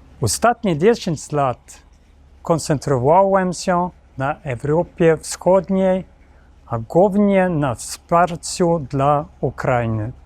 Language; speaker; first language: Polish; non-native, learner; Swedish